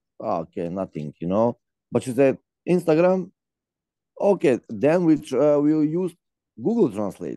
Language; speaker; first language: English; non-native, fluent; Macedonian